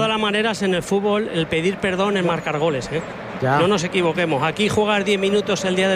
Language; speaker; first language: Spanish; native; Spanish